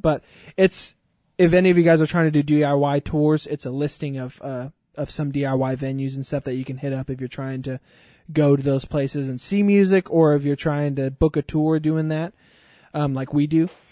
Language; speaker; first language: English; early bilingual, other home language; Spanish